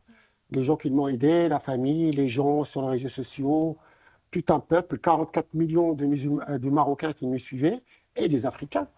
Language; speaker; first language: French; non-native, local second language; Arabic